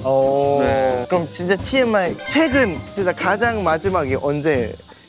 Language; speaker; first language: Korean; non-native, fluent; Thai